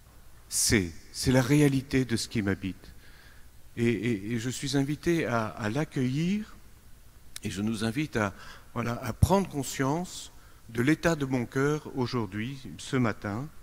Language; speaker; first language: French; native; French